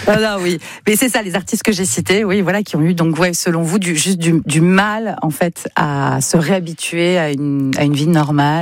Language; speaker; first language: French; native; French